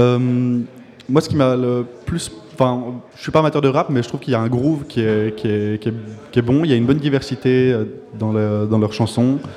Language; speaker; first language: French; native; French